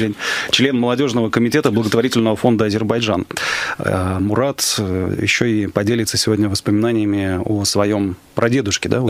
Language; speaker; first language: Russian; native; Russian